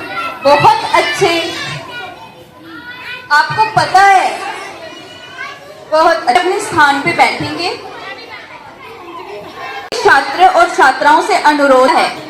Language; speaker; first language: Hindi; native; Hindi